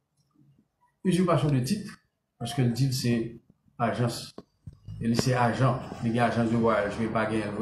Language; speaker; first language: French; non-native, local second language; Haitian Creole